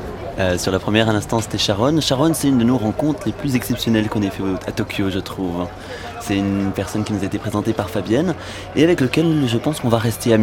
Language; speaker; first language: French; native; French